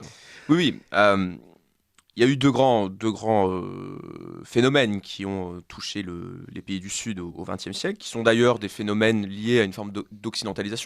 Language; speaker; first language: French; native; French